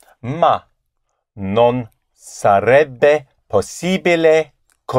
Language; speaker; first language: Italian; non-native, learner; English